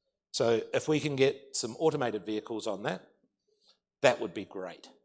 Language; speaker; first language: English; native; English